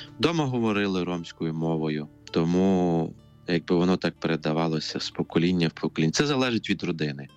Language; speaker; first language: Ukrainian; non-native, local second language; Romany